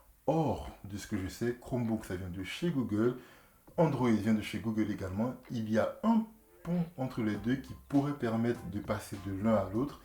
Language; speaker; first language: French; native; French